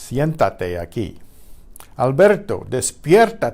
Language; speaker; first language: Spanish; non-native, fluent; English